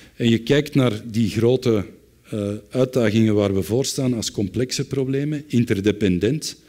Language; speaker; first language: Dutch; native; Dutch